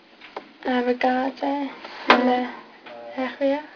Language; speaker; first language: French; non-native, learner; English